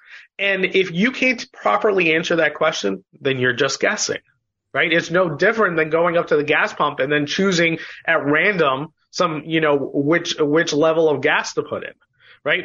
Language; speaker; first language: English; native; English